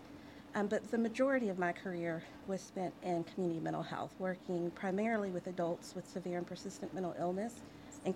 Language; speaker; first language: English; native; English